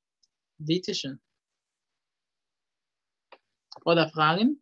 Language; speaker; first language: German; non-native, fluent; Spanish